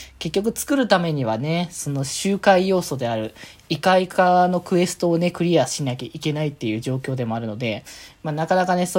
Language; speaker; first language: Japanese; native; Japanese